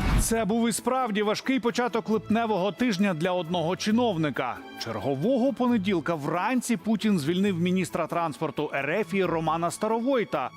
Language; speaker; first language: Ukrainian; native; Ukrainian